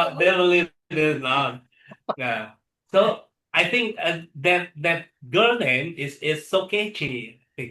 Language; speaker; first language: English; non-native, learner; Indonesian